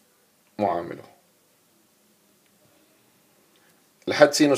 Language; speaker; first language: Arabic; native; Arabic